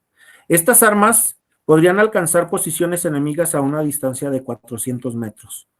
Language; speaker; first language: Spanish; native; Spanish